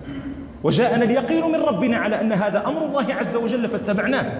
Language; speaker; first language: Arabic; native; Arabic